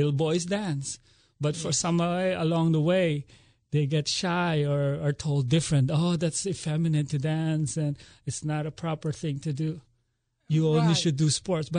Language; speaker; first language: English; non-native, local second language; Filipino